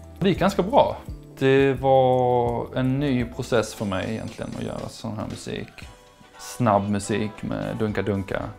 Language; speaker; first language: Swedish; native; Swedish